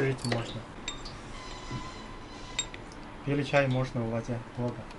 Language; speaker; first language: Russian; non-native, learner; Chinese